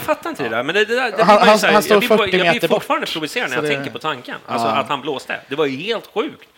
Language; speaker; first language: Swedish; native; Swedish